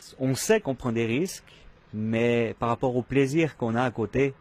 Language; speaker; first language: French; native; French